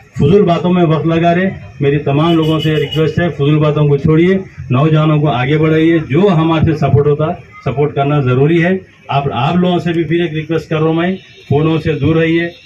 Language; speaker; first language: Hindi; non-native, local second language; Urdu